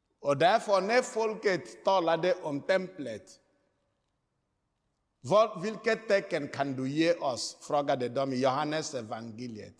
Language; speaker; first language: Swedish; non-native, fluent; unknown